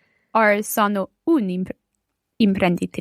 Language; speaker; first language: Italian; non-native, learner; English